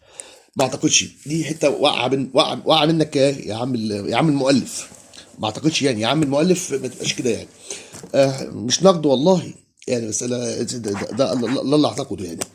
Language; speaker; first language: Arabic; native; Arabic